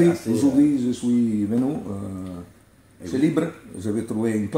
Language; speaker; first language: French; non-native, learner; Italian